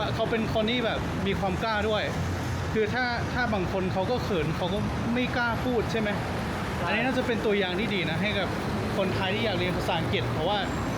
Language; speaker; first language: Thai; non-native, fluent; English